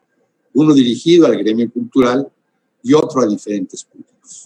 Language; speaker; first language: Spanish; native; Spanish